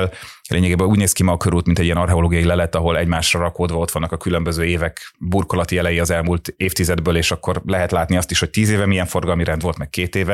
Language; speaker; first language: Hungarian; native; Hungarian